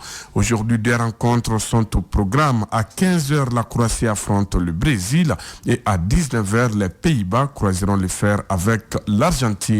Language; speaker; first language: French; non-native, local second language; Bambara